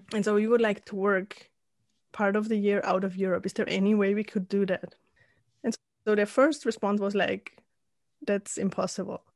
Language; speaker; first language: English; non-native, fluent; German